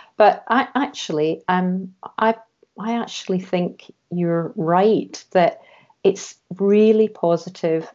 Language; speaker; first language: English; native; English